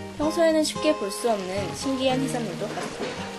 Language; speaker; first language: Korean; native; Korean